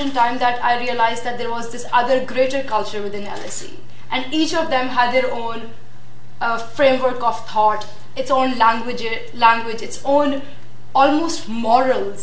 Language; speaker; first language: English; non-native, local second language; Urdu